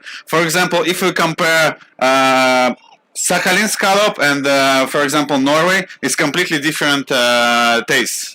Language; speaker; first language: English; non-native, learner; Russian